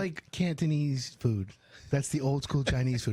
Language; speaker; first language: English; native; English